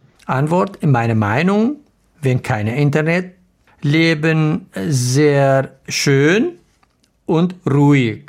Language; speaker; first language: German; non-native, learner; Arabic